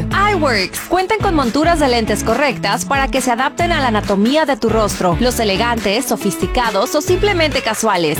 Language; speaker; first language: Spanish; native; Spanish